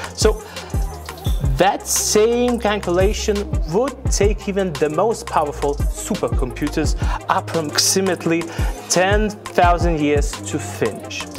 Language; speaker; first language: English; non-native, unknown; Lithuanian